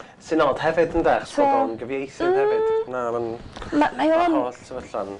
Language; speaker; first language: Welsh; non-native, local second language; English